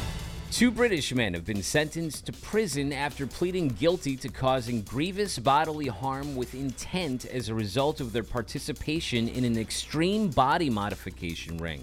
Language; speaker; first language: English; native; English